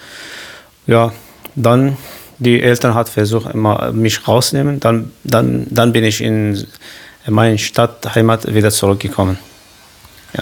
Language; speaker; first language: German; non-native, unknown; Kurdish